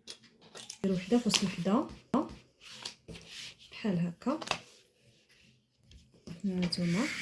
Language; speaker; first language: Arabic; native; Arabic